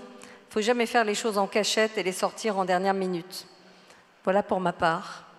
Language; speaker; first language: French; native; French